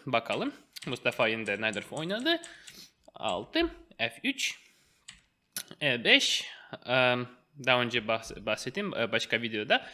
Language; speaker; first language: Turkish; non-native, fluent; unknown